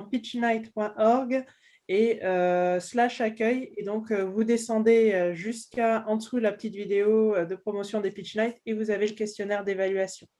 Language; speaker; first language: French; native; French